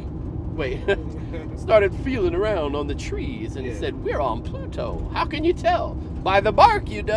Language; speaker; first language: English; native; English